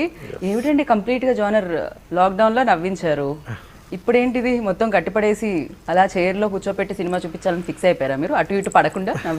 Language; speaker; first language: Telugu; native; Telugu